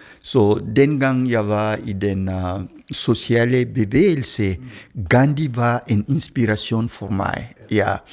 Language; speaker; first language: Danish; non-native, fluent; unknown